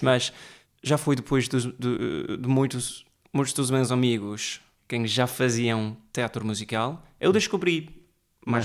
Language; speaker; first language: Portuguese; early bilingual, heritage; Portuguese